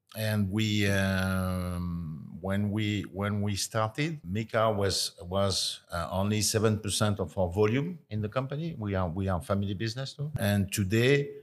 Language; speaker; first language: English; non-native, fluent; French